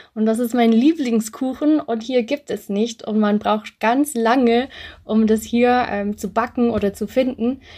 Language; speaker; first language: German; early bilingual, other home language; English